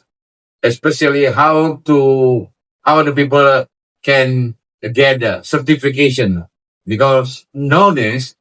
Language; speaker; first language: English; non-native, learner; Indonesian